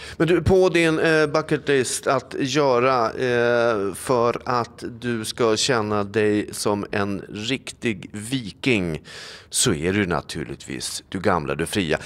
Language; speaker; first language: Swedish; native; Swedish